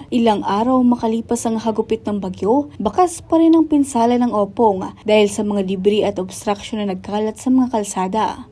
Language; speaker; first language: Filipino; non-native, local second language; Bikol